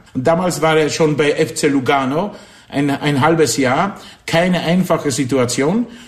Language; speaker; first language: German; non-native, fluent; Polish